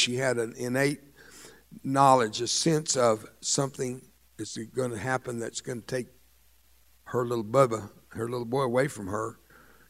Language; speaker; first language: English; early bilingual, other home language; Spanish